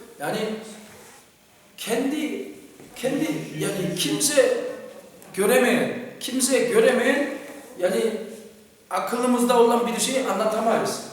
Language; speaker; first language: Turkish; non-native, fluent; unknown